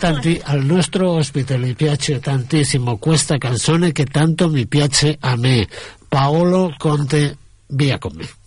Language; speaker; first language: Italian; non-native, learner; Catalan